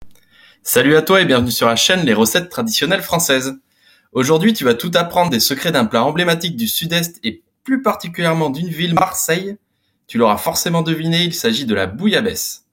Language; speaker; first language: French; native; French